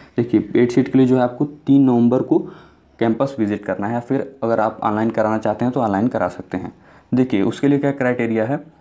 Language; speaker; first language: Hindi; native; Hindi